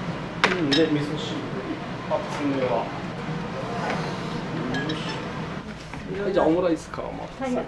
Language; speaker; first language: Japanese; native; Japanese